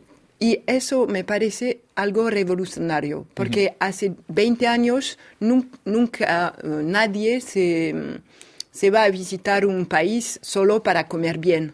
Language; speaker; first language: Spanish; non-native, fluent; French